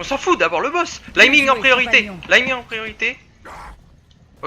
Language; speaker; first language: French; native; French